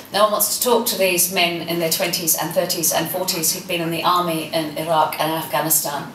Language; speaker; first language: English; native; English